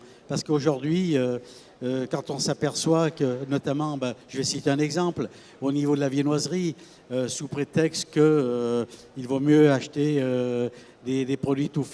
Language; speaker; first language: French; native; French